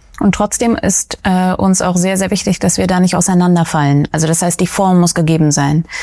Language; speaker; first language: German; early bilingual, other home language; Russian